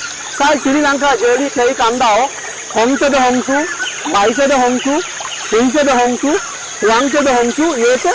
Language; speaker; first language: Chinese; non-native, learner; Sinhala